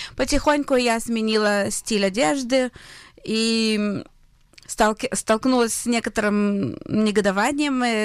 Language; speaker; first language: Russian; early bilingual, heritage; Russian